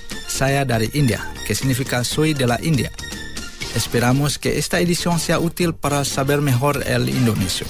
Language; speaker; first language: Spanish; non-native, fluent; Indonesian